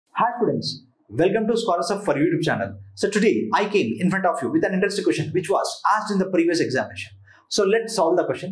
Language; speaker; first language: English; non-native, local second language; Telugu